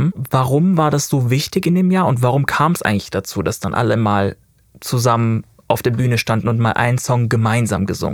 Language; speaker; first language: German; native; German